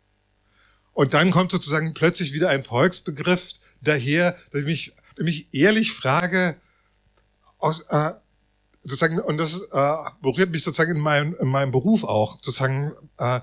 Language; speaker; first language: German; native; German